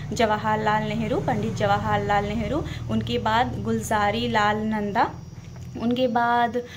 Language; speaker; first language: Hindi; native; Hindi